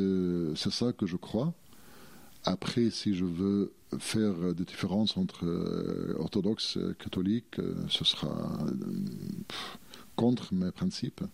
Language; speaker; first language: French; non-native, fluent; Arabic